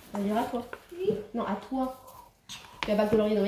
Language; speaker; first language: French; native; French